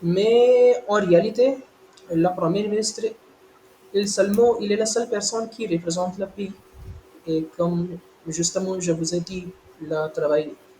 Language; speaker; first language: French; non-native, learner; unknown